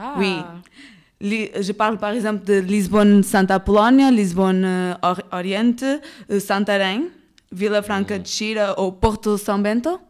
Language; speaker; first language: French; non-native, learner; Portuguese